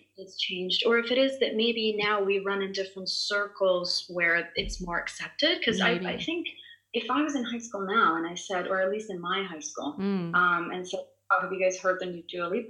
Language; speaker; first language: English; non-native, fluent; Italian